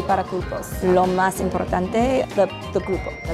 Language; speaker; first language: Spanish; non-native, learner; Korean